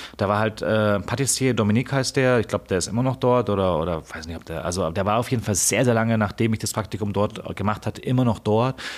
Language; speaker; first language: German; native; German